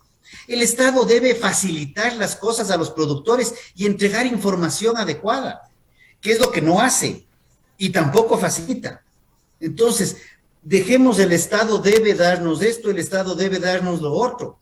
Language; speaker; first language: Spanish; native; Spanish